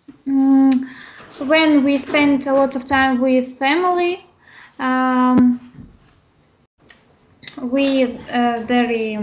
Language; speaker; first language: English; non-native, learner; Russian